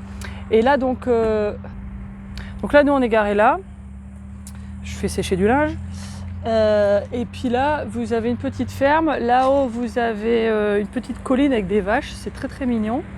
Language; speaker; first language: French; native; French